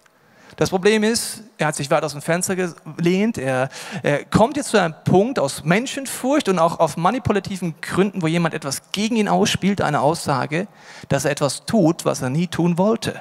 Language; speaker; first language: German; native; German